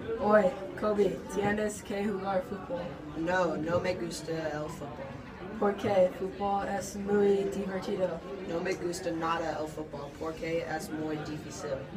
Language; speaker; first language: Spanish; non-native, learner; English